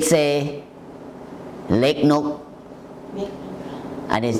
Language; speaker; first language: English; non-native, learner; Thai